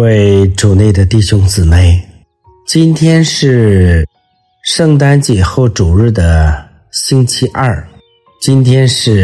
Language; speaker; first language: Chinese; native; Chinese